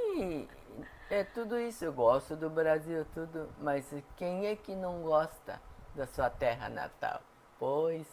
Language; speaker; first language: Portuguese; non-native, fluent; Japanese